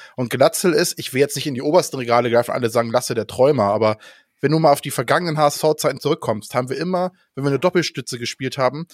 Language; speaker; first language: German; non-native, fluent; Danish